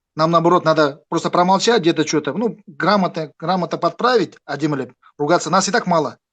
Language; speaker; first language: Russian; non-native, local second language; Kazakh